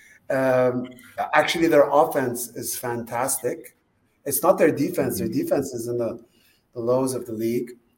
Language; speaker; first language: English; early bilingual, other home language; Arabic